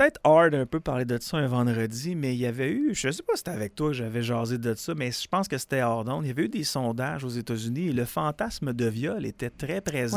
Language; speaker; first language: French; native; French